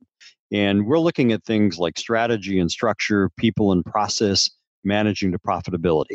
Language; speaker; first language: English; native; English